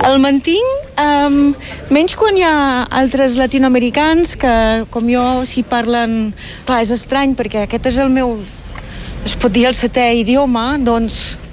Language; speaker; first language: Catalan; non-native, fluent; German